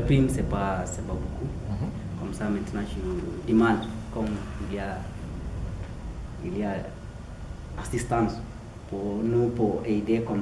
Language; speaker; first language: French; non-native, learner; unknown